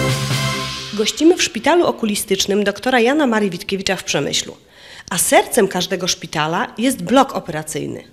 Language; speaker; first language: Polish; native; Polish